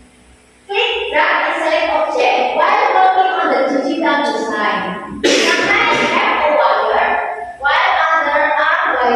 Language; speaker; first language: English; non-native, learner; Indonesian